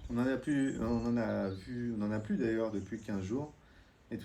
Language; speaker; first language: French; native; French